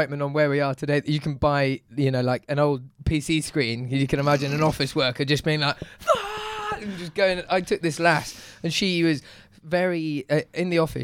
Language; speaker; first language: English; native; English